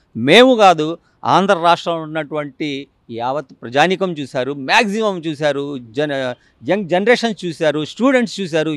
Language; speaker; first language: Telugu; non-native, local second language; Urdu